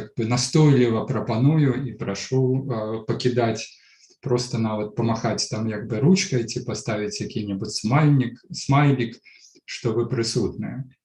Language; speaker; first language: Belarusian; non-native, local second language; Russian